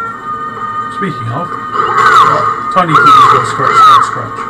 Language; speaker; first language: English; native; English